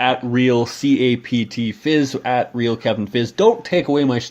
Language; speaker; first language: English; native; English